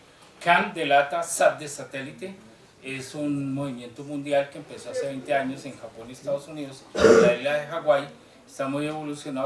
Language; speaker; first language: Spanish; native; Spanish